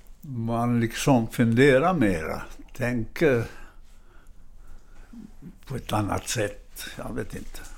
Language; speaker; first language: Swedish; non-native, fluent; Italian